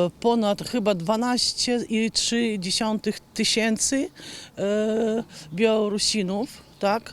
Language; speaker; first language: Polish; non-native, fluent; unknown